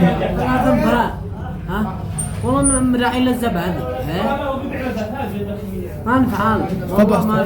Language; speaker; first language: Arabic; native; Arabic